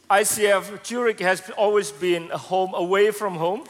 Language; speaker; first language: English; non-native, fluent; Indonesian